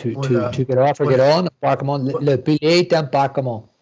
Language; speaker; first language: French; non-native, learner; English